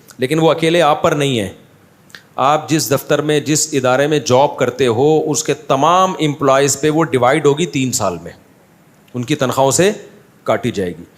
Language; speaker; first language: Urdu; native; Urdu